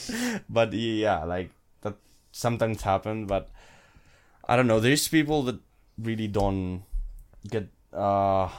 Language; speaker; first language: English; non-native, fluent; Spanish